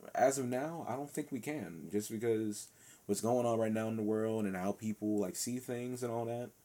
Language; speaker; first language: English; native; English